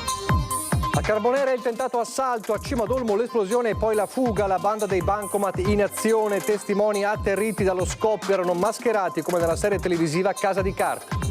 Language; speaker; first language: Italian; native; Italian